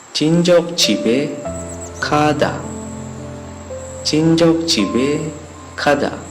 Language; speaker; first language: Korean; non-native, fluent; Sinhala